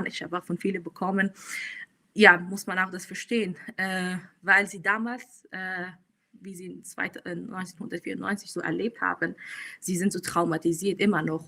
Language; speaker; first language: German; non-native, fluent; Persian